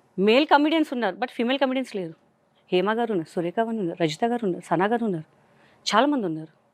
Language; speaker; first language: Telugu; non-native, local second language; Hindi